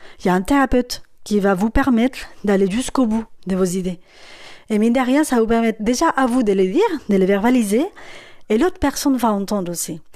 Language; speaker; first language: French; non-native, fluent; Spanish